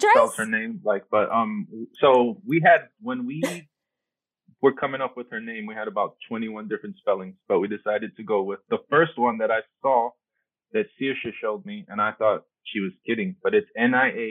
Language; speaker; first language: English; early bilingual, other home language; Spanish